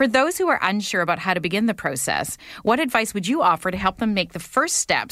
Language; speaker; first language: English; native; English